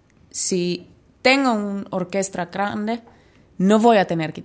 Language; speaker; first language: Spanish; non-native, learner; Finnish